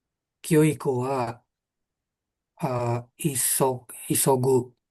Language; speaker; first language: Japanese; non-native, learner; Indonesian